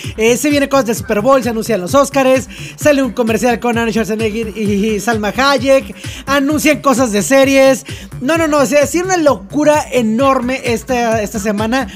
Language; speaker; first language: Spanish; native; Spanish